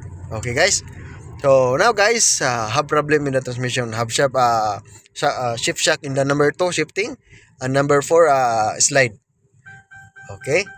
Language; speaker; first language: English; non-native, local second language; Filipino